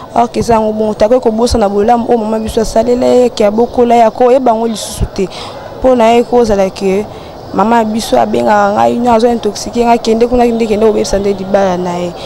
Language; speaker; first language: Lingala; non-native, local second language; Luba-Lulua